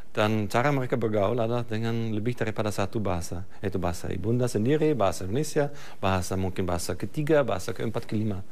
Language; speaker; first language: Malay; non-native, fluent; German